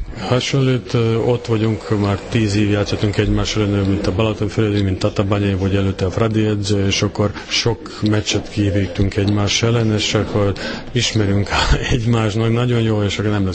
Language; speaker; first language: Hungarian; non-native, fluent; Serbian